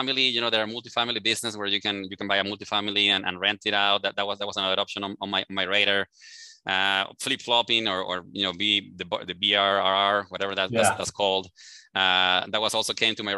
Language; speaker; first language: English; non-native, fluent; Spanish